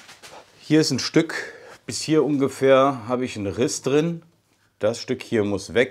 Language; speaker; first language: German; native; German